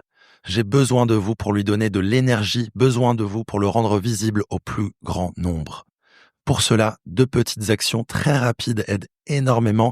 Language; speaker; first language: French; native; French